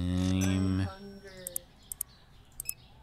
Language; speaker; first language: English; native; English